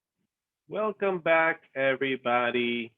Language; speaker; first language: English; non-native, fluent; Spanish